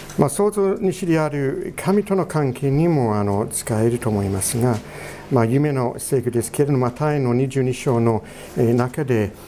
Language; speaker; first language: Japanese; non-native, fluent; English